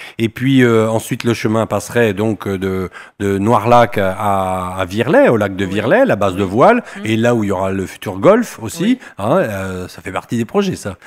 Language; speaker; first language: French; native; French